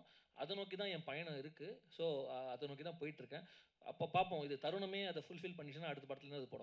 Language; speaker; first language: Tamil; native; Tamil